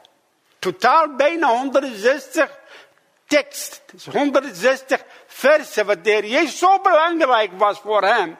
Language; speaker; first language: Dutch; non-native, fluent; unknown